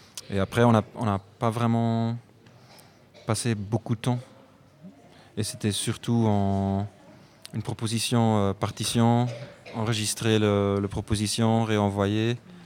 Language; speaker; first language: French; non-native, fluent; Dutch